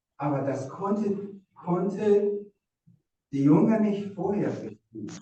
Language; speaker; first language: German; non-native, fluent; Rundi